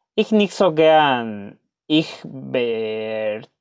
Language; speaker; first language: German; non-native, fluent; Spanish